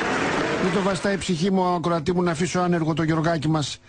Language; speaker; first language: Greek; native; Greek